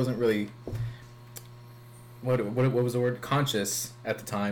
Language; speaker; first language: English; native; English